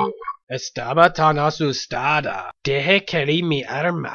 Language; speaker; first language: Spanish; non-native, learner; English